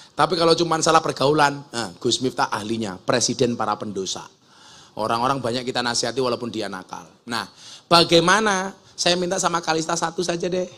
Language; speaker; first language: Indonesian; native; Indonesian